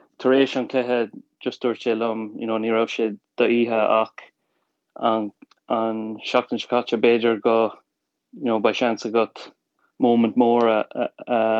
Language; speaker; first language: Irish; non-native, local second language; English